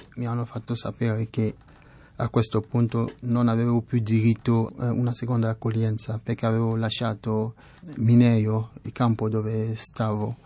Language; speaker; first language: Italian; non-native, fluent; French